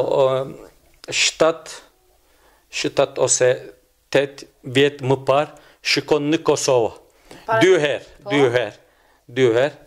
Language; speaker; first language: Albanian; non-native, learner; Turkish